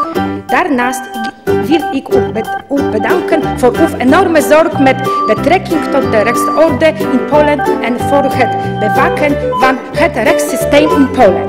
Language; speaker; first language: German; non-native, learner; Polish